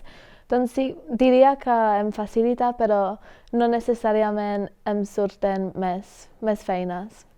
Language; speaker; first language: Catalan; non-native, fluent; English